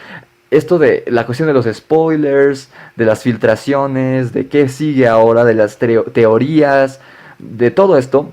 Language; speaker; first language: Spanish; native; Spanish